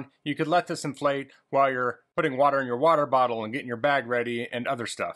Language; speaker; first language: English; native; English